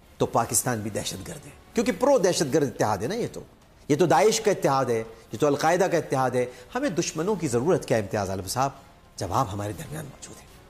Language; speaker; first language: Urdu; native; Urdu